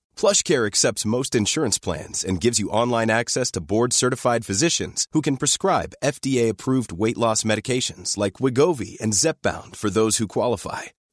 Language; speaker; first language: English; native; English